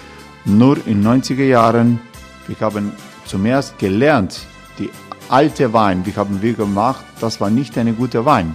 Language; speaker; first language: German; non-native, fluent; Croatian